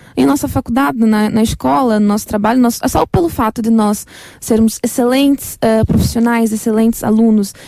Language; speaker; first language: Portuguese; native; Portuguese